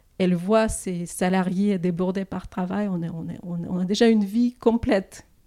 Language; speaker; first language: French; non-native, fluent; Russian